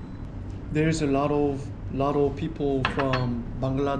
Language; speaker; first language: English; non-native, learner; Korean